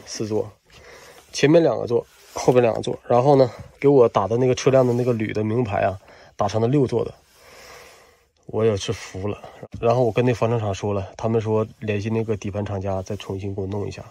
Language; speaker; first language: Chinese; native; Chinese